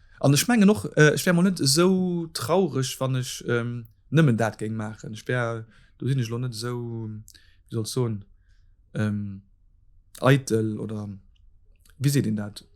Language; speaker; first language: Luxembourgish; native; Luxembourgish